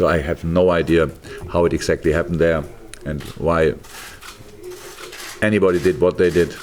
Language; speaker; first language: English; non-native, fluent; German